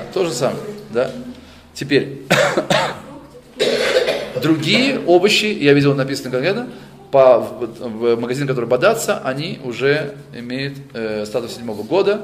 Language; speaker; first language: Russian; native; Russian